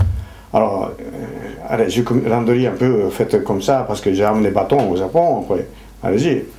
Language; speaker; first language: French; non-native, fluent; Japanese